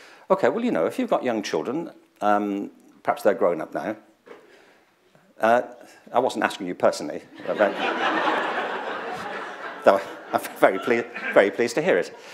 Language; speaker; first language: English; native; English